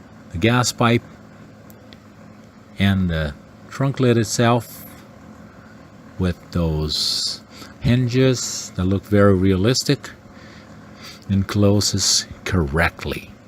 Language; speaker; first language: English; non-native, fluent; Portuguese